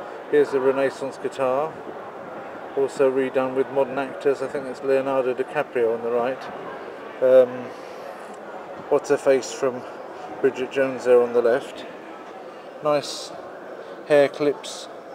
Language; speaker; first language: English; native; English